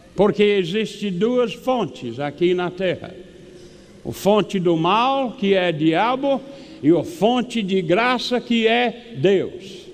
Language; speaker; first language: Portuguese; non-native, fluent; English